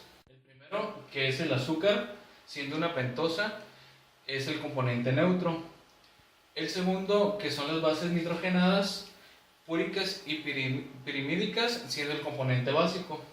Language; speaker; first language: Spanish; native; Spanish